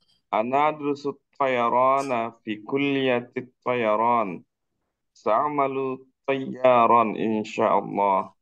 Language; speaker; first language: Arabic; non-native, learner; Indonesian